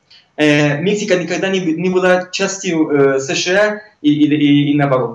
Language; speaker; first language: Russian; non-native, fluent; Spanish